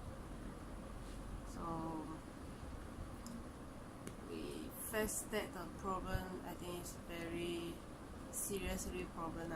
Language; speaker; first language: English; non-native, local second language; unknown